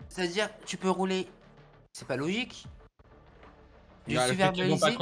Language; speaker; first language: French; native; French